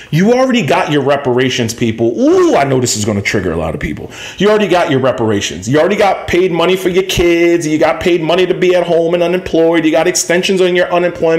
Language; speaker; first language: English; native; English